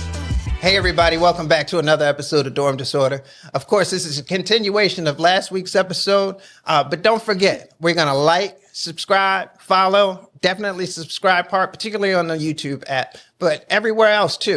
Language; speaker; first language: English; native; English